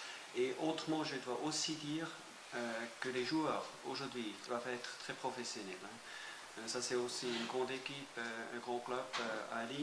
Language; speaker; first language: French; non-native, fluent; German